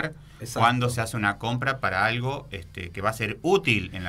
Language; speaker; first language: Spanish; native; Spanish